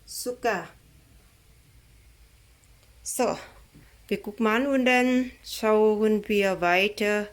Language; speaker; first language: German; non-native, learner; Thai